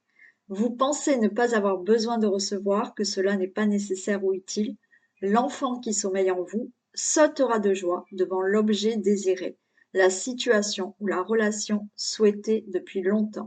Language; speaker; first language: French; native; French